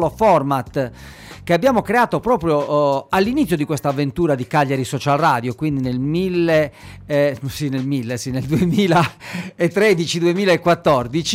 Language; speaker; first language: Italian; native; Italian